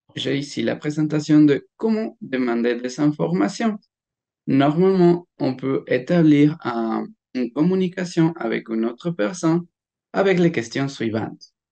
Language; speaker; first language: French; non-native, fluent; Spanish